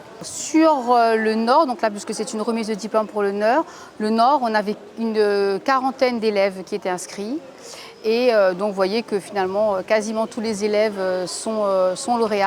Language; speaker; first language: French; native; French